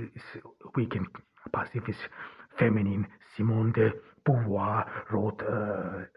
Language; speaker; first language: English; non-native, fluent; Turkish